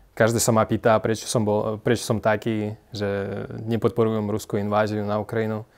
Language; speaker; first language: Slovak; non-native, fluent; Russian